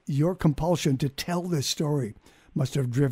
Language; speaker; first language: English; native; English